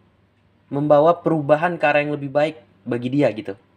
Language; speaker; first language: Indonesian; native; Indonesian